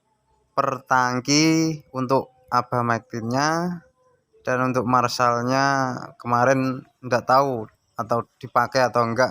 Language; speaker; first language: Indonesian; non-native, local second language; Javanese